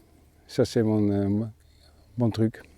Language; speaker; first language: French; non-native, fluent; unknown